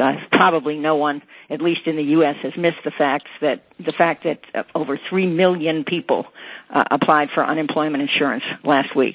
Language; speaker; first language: English; native; English